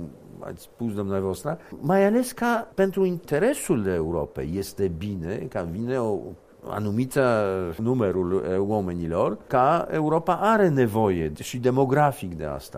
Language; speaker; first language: Romanian; non-native, fluent; Polish